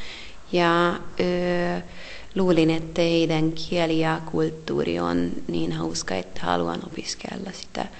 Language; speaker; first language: Finnish; non-native, learner; Hungarian